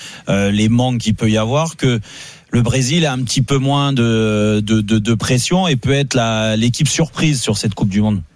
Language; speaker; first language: French; native; French